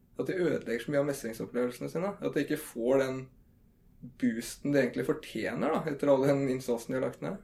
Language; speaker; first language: Norwegian; native; Norwegian